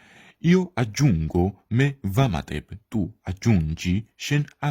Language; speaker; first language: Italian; non-native, fluent; Georgian